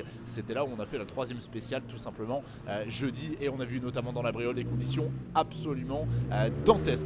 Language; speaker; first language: French; native; French